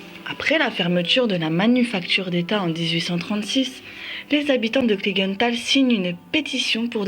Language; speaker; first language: French; native; French